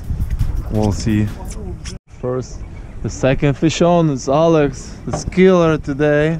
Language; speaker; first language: English; non-native, learner; Russian